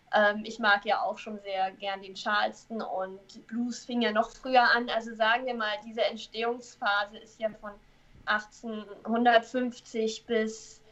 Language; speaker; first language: German; native; German